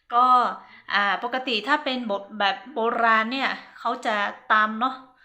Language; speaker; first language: Thai; non-native, local second language; Hmong